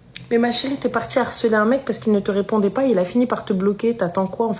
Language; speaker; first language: French; native; French